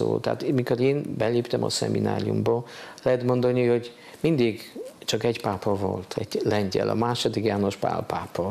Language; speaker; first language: Hungarian; non-native, fluent; Polish